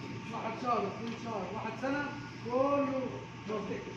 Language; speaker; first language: Arabic; non-native, learner; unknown